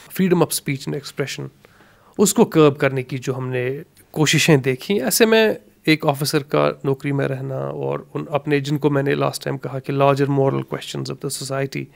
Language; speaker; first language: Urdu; non-native, local second language; Kashmiri